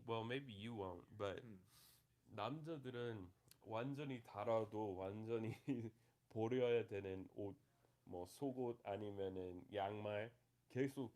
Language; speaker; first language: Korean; non-native, fluent; English